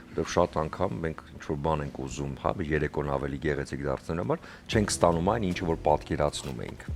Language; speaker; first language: Armenian; native; Armenian